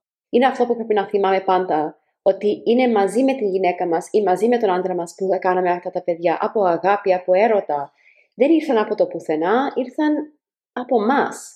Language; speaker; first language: Greek; early bilingual, heritage; Greek